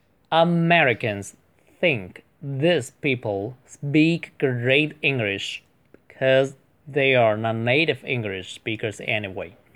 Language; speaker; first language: English; non-native, fluent; Chinese